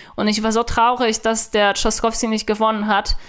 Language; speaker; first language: German; non-native, fluent; Polish